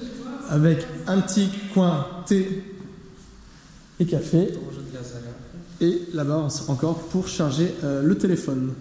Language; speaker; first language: French; native; French